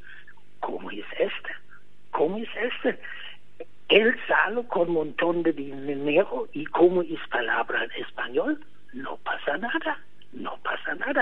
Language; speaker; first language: Spanish; non-native, learner; German